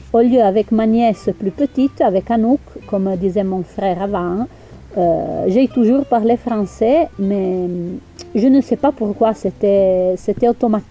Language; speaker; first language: French; non-native, local second language; English